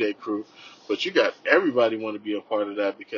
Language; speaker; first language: English; native; English